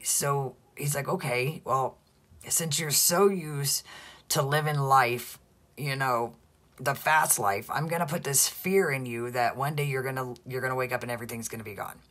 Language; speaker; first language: English; native; English